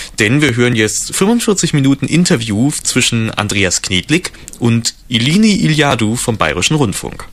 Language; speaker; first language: German; native; German